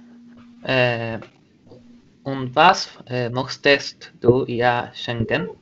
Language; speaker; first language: German; non-native, learner; Spanish